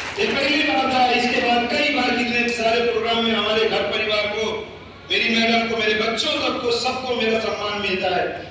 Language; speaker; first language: Hindi; native; Hindi